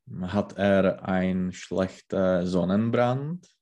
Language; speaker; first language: German; non-native, learner; Czech